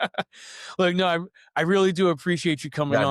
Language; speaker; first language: English; native; English